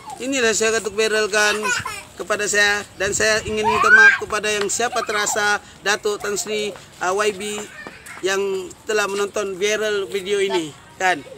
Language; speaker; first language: Malay; non-native, local second language; Central Dusun